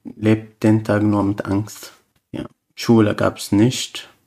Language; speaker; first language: German; non-native, fluent; Arabic